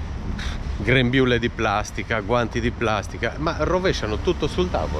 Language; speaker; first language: Italian; native; Italian